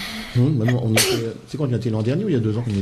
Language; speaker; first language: French; native; French